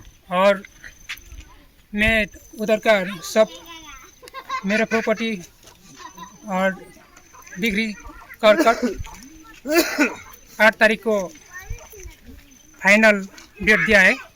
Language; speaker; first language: Hindi; non-native, local second language; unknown